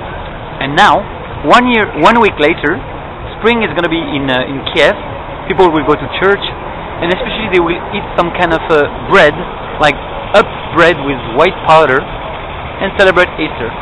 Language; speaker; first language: English; non-native, fluent; French